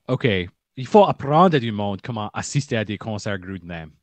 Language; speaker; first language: French; early bilingual, heritage; French